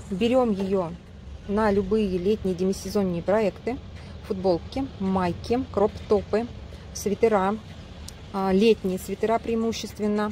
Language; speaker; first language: Russian; native; Russian